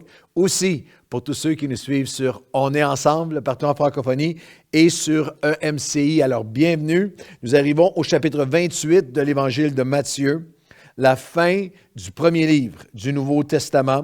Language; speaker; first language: French; native; French